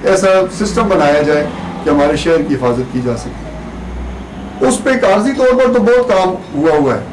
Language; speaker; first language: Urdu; non-native, local second language; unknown